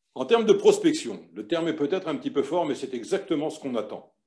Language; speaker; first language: French; native; French